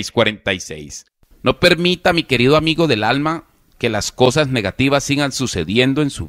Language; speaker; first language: Spanish; native; Spanish